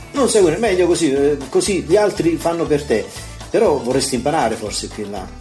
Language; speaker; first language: Italian; native; Italian